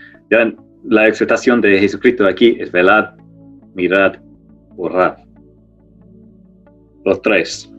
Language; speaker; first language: Spanish; non-native, fluent; English